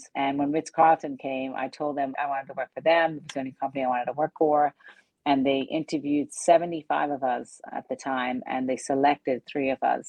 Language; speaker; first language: English; native; English